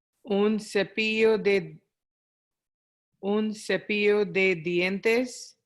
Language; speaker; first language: Spanish; non-native, learner; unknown